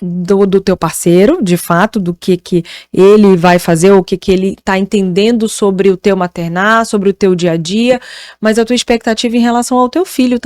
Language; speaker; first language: Portuguese; native; Portuguese